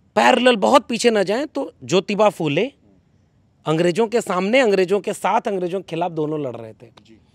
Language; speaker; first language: Hindi; native; Hindi